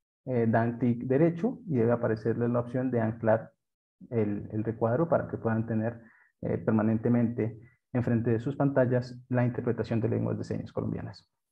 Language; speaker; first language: Spanish; native; Spanish